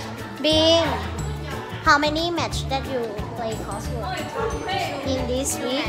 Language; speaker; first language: English; non-native, learner; Thai